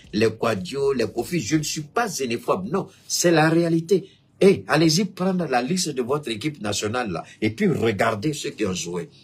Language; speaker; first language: French; non-native, local second language; Bambara